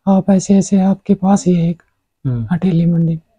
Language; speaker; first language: Hindi; native; Hindi